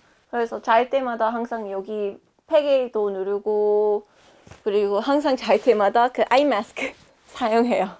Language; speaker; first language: Korean; non-native, fluent; English